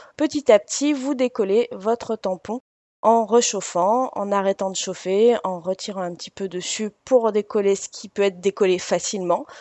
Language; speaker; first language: French; native; French